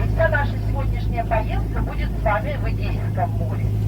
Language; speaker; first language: Russian; native; Russian